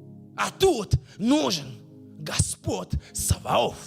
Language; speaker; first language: Russian; non-native, fluent; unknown